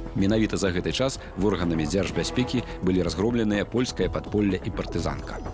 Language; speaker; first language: Belarusian; native; Belarusian